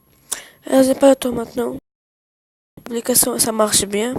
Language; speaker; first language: French; non-native, learner; Arabic